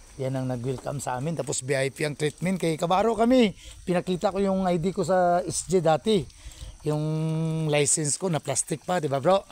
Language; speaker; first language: Filipino; non-native, local second language; Hiligaynon